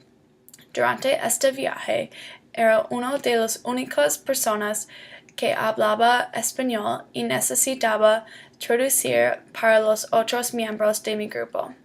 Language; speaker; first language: Spanish; non-native, learner; English